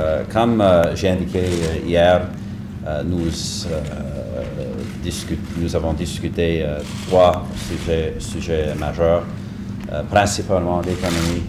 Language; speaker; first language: French; non-native, fluent; English